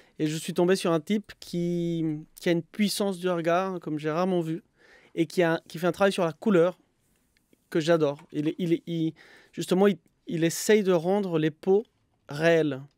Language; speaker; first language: French; non-native, fluent; Spanish